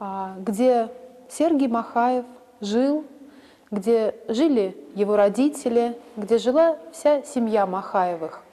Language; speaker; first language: Russian; native; Russian